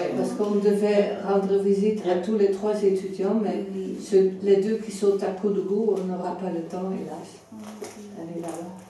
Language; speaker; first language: French; non-native, fluent; Dutch